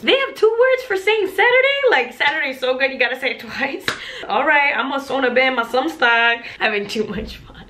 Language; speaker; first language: English; native; English